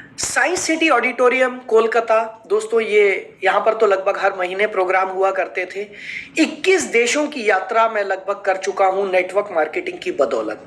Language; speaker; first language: Hindi; native; Hindi